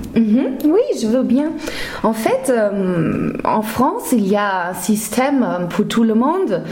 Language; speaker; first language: French; non-native, fluent; German